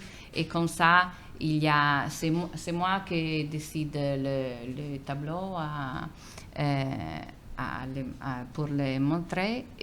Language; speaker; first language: French; non-native, fluent; Italian